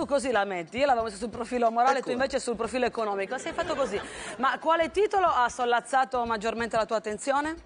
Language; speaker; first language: Italian; native; Italian